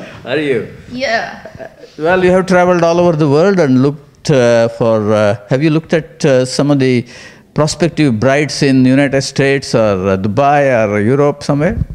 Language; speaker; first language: English; non-native, local second language; Kannada